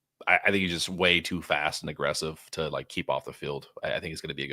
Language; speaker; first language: English; native; English